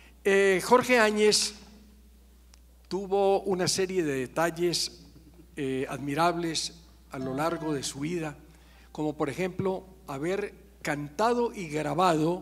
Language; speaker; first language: Spanish; native; Spanish